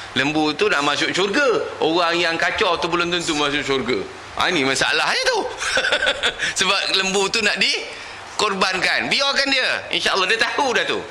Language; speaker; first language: Malay; native; Malay